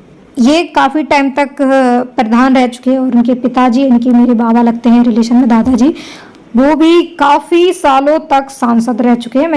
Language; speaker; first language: Hindi; native; Hindi